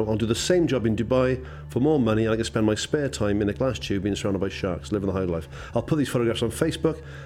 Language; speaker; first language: English; native; English